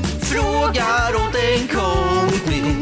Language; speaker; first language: Swedish; native; Swedish